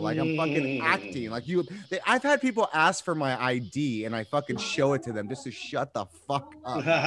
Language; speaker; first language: English; early bilingual, other home language; Spanish